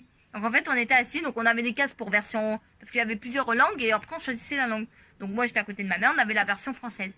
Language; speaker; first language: French; native; French